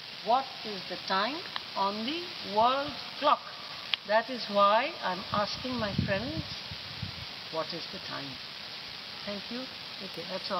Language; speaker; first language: English; non-native, local second language; Bangla